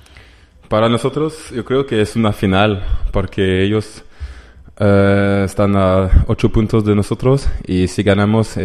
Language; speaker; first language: Spanish; non-native, learner; French